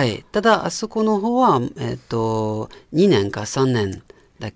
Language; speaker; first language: Japanese; non-native, fluent; French